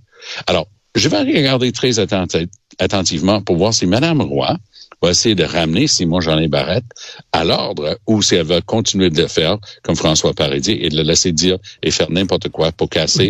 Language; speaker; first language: French; native; French